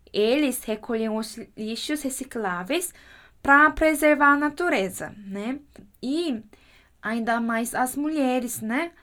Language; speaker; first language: Portuguese; non-native, fluent; Korean